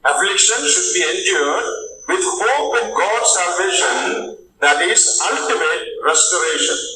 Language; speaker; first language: English; non-native, local second language; Malayalam